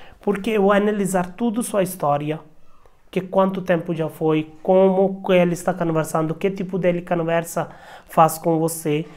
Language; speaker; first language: Portuguese; non-native, learner; Hindi